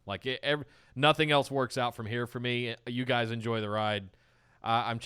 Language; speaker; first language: English; native; English